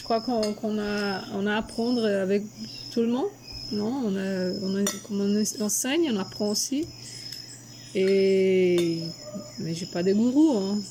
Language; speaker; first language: French; non-native, fluent; Portuguese